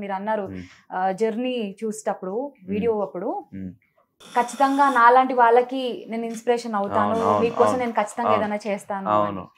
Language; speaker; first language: Telugu; native; Telugu